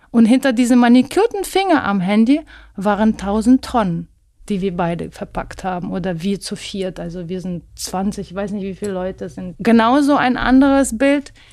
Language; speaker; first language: German; non-native, fluent; Ukrainian